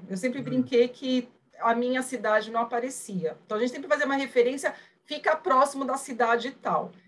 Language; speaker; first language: Portuguese; early bilingual, other home language; Spanish